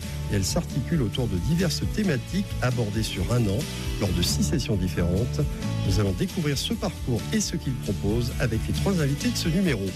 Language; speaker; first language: French; native; French